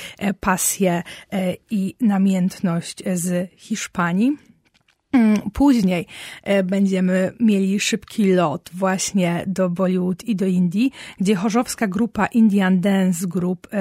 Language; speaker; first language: Polish; native; Polish